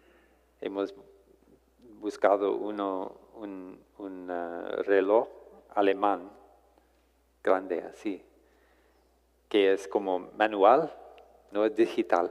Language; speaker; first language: Spanish; non-native, fluent; English